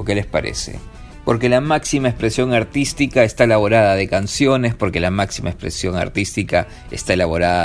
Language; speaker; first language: Spanish; native; Spanish